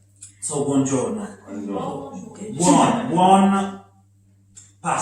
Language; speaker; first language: Italian; non-native, learner; English